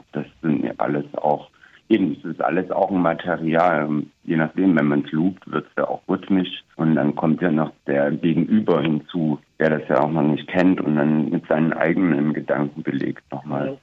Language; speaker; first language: German; non-native, fluent; English